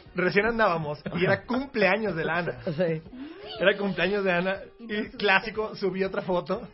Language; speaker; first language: Spanish; native; Spanish